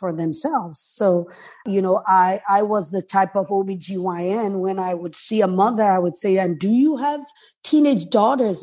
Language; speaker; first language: English; non-native, local second language; Krio